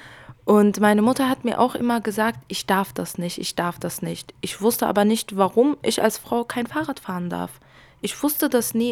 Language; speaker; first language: German; early bilingual, other home language; Kurdish